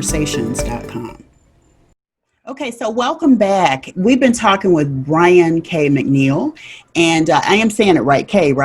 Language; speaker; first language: English; native; English